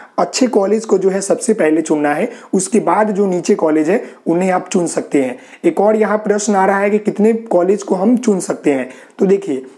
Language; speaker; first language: Hindi; native; Hindi